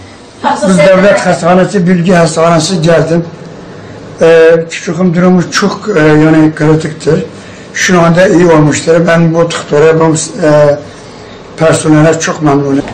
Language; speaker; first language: Turkish; non-native, local second language; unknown